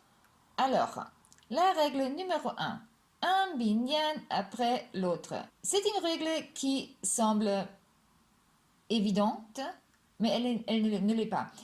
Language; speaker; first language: French; non-native, fluent; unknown